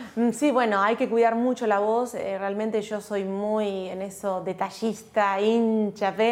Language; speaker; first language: Spanish; native; Spanish